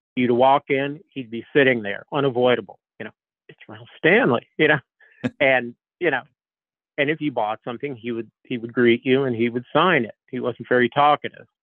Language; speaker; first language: English; native; English